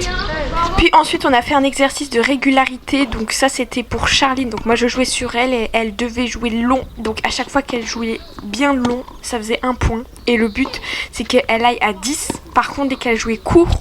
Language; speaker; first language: French; native; French